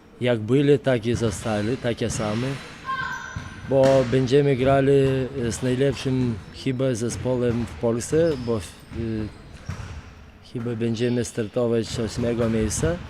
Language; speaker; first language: Polish; non-native, fluent; Lithuanian